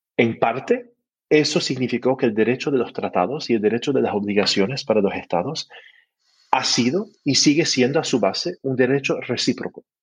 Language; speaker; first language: Spanish; early bilingual, heritage; Spanish